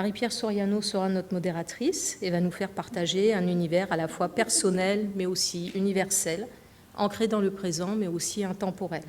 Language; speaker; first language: French; native; French